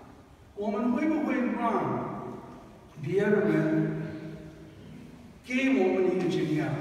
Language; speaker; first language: Chinese; non-native, fluent; English